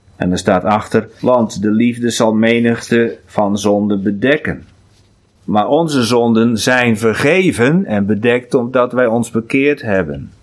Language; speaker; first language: Dutch; non-native, local second language; Western Frisian